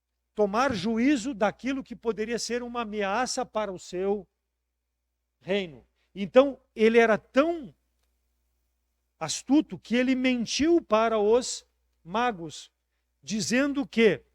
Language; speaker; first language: Portuguese; native; Portuguese